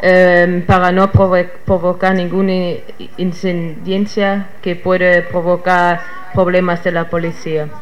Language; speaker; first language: Spanish; non-native, fluent; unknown